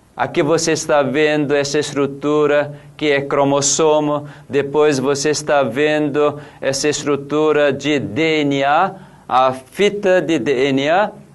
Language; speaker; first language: Portuguese; non-native, fluent; Korean